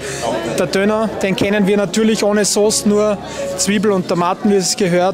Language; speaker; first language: German; native; German